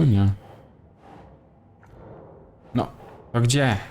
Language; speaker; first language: Polish; native; Polish